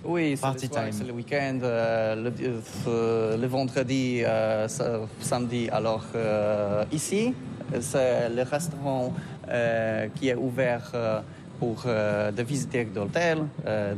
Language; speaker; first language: French; non-native, learner; Polish